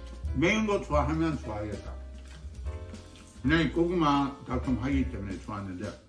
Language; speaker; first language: Korean; non-native, fluent; English